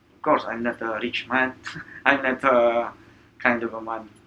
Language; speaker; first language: English; non-native, local second language; Filipino